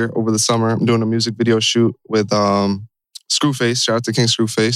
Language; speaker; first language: English; native; English